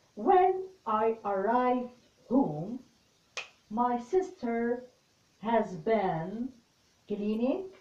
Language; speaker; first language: English; non-native, fluent; Arabic